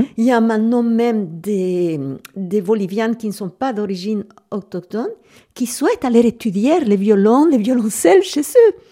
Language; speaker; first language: French; non-native, fluent; Spanish